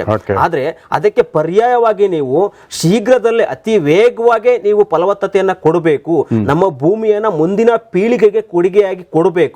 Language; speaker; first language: Kannada; native; Kannada